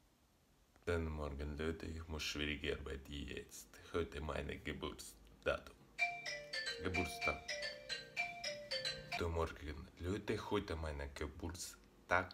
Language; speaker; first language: German; non-native, learner; Russian